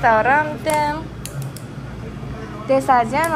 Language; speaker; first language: Spanish; non-native, learner; Japanese